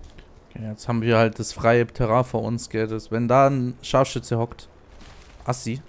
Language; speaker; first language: German; native; German